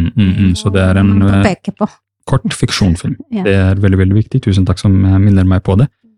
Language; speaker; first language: Norwegian; early bilingual, other home language; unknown